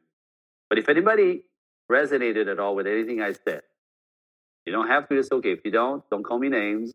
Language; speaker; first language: English; non-native, fluent; French